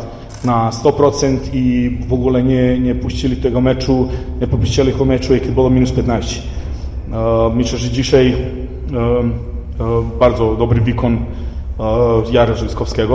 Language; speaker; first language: Polish; non-native, fluent; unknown